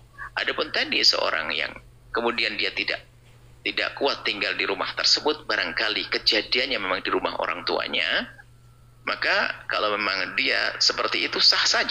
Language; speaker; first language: Indonesian; native; Indonesian